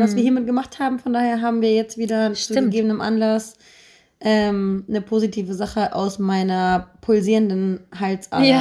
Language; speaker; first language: German; native; German